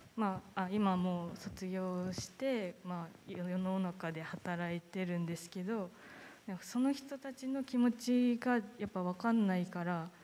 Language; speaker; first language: Japanese; native; Japanese